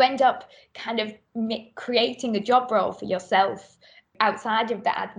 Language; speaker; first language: English; native; English